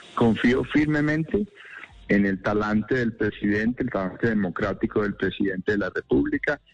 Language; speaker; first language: Spanish; native; Spanish